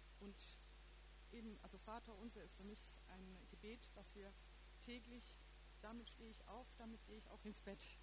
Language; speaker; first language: German; non-native, fluent; Croatian